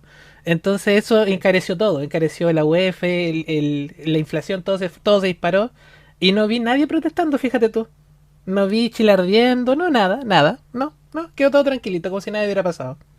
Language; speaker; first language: Spanish; native; Spanish